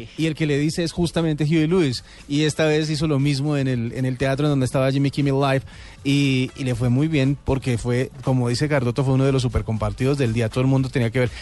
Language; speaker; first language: Spanish; native; Spanish